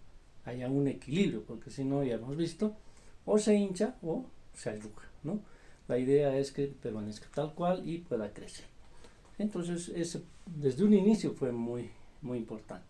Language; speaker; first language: Spanish; native; Spanish